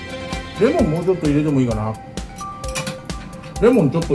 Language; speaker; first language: Japanese; native; Japanese